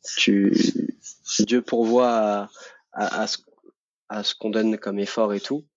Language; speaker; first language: French; native; French